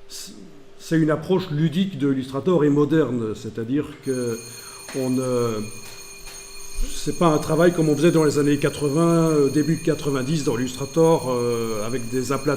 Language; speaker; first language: French; native; French